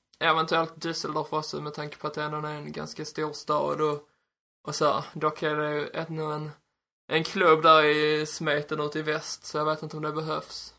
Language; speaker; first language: Swedish; native; Swedish